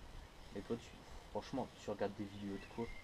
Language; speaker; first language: French; native; French